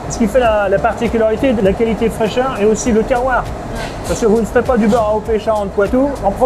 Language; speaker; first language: French; native; French